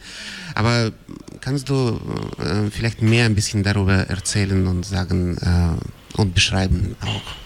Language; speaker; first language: German; non-native, fluent; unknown